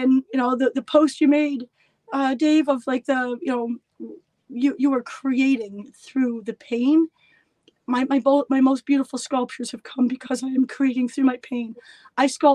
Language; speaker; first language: English; native; English